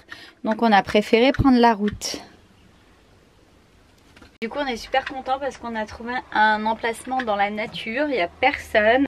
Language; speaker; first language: French; native; French